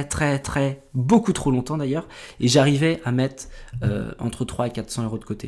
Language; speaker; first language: French; native; French